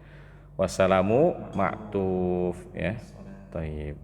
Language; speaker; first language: Arabic; non-native, fluent; Indonesian